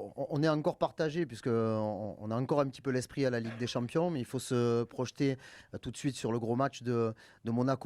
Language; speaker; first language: French; native; French